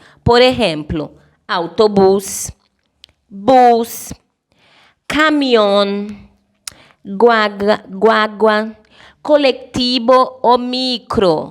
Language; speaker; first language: Spanish; non-native, fluent; Portuguese